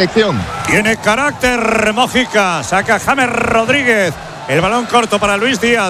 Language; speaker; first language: Spanish; native; Spanish